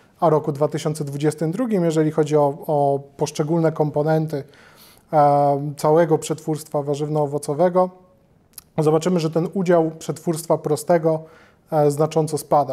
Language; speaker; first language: Polish; native; Polish